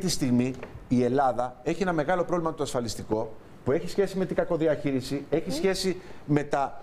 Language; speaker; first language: Greek; native; Greek